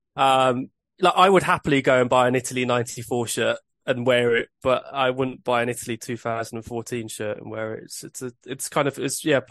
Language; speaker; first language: English; native; English